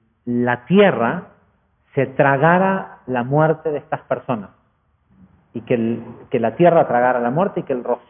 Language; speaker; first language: Spanish; native; Spanish